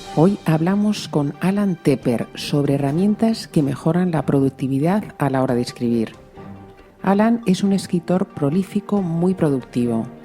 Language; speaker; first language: Spanish; native; Spanish